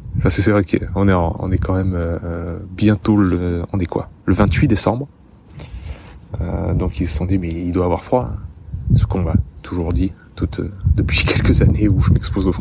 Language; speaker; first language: French; native; French